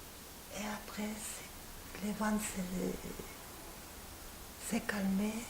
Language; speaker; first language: French; non-native, fluent; Spanish